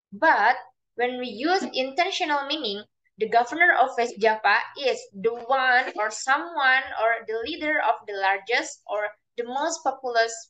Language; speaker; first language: English; non-native, fluent; Indonesian